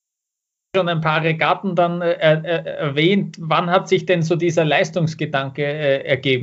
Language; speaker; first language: German; native; German